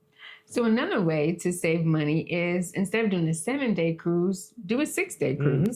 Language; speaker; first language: English; native; English